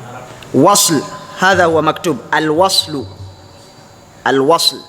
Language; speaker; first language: Arabic; non-native, fluent; Fula